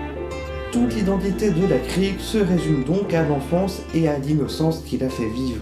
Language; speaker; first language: French; native; French